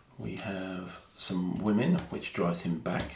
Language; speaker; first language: English; native; English